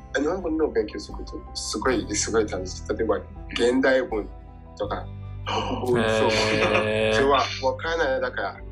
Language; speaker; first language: Japanese; non-native, learner; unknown